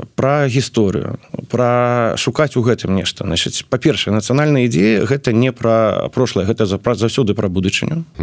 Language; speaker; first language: Belarusian; non-native, local second language; Russian